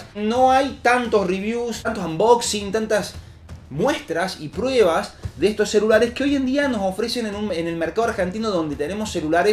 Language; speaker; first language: Spanish; native; Spanish